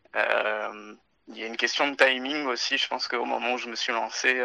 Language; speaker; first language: French; native; French